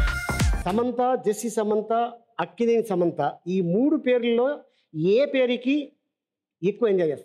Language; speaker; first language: Telugu; native; Telugu